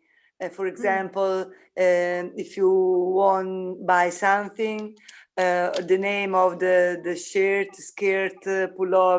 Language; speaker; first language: English; non-native, learner; Italian